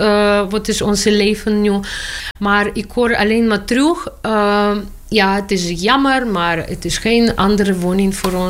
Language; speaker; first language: Dutch; non-native, learner; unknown